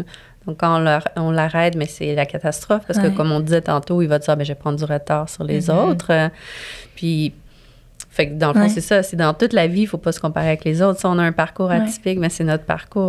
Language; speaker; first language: French; native; French